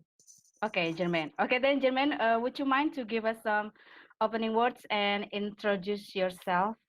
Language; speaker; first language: English; non-native, fluent; Indonesian